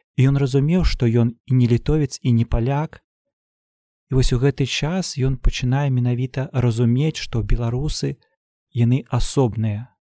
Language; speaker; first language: Belarusian; native; Belarusian